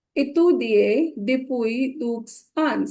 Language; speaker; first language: French; non-native, fluent; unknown